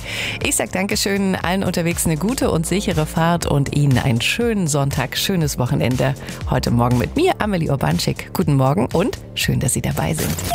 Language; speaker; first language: German; native; German